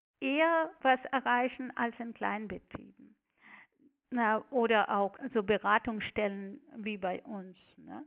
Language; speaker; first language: German; non-native, fluent; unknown